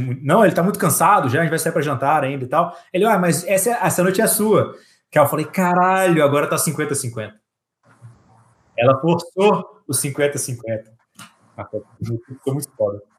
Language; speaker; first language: Portuguese; native; Portuguese